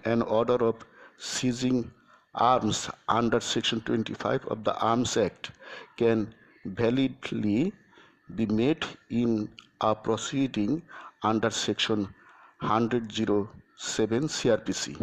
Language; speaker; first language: English; non-native, local second language; Bangla